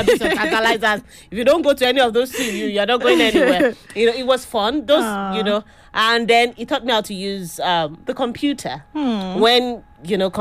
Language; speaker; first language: English; non-native, local second language; Yoruba